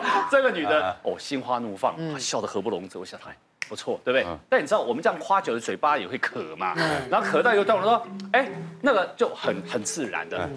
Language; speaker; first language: Chinese; native; Chinese